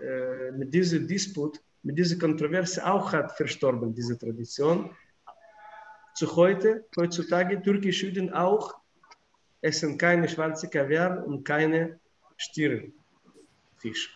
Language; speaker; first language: German; non-native, fluent; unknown